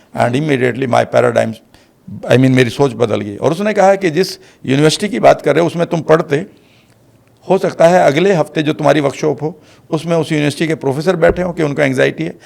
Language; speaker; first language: Hindi; native; Hindi